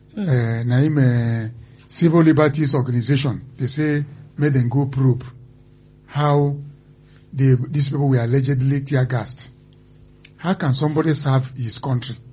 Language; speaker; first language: Nigerian Pidgin; non-native, local second language; Igbo